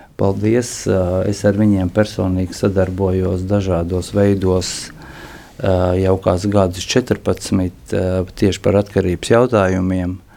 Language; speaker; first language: Latvian; non-native, local second language; Russian